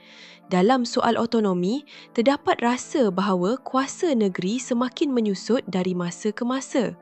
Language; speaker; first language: Malay; native; Malay